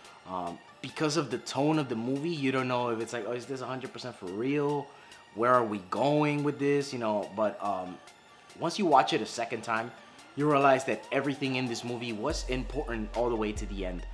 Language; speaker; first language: English; native; English